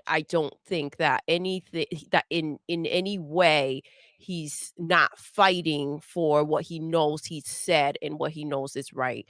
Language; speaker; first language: English; native; English